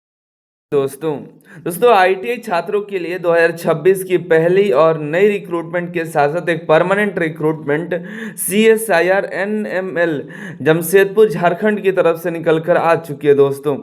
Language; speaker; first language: Hindi; native; Hindi